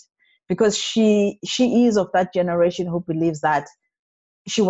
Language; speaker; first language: English; non-native, local second language; Shona